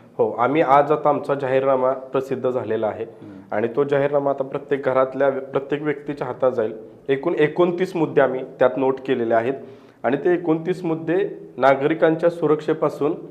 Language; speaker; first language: Marathi; native; Marathi